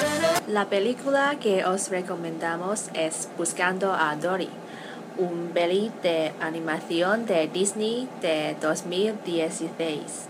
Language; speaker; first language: Spanish; non-native, learner; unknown